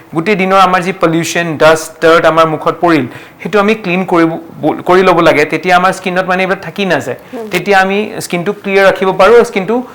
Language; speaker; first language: Assamese; non-native, local second language; Marwari